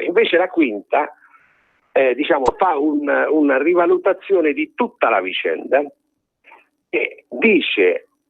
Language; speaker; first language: Italian; native; Italian